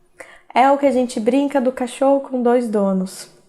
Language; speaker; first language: Portuguese; native; Portuguese